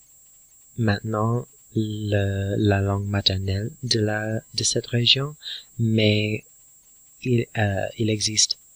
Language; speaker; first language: French; non-native, learner; English